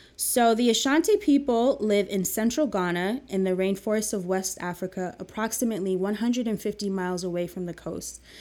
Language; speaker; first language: English; early bilingual, other home language; Akan